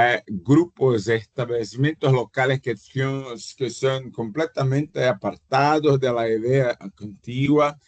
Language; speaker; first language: Spanish; non-native, fluent; Portuguese